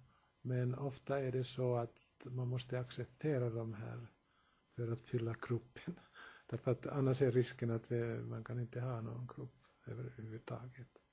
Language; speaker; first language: Swedish; non-native, local second language; Finnish